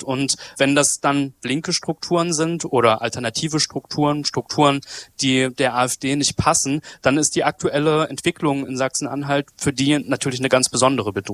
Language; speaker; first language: German; native; German